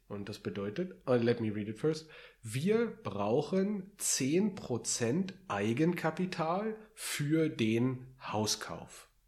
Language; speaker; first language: German; native; German